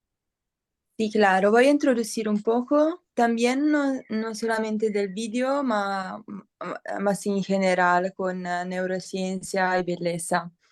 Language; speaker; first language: Spanish; non-native, learner; Italian